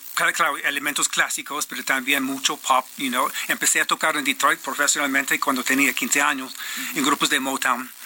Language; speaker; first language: Spanish; non-native, fluent; English